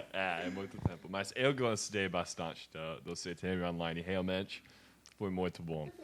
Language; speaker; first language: Portuguese; non-native, learner; English